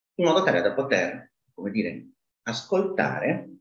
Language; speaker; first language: Italian; native; Italian